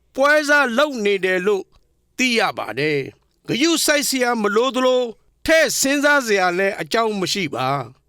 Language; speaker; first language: Burmese; non-native, local second language; Rohingya